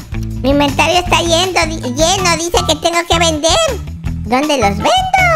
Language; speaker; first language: Spanish; native; Spanish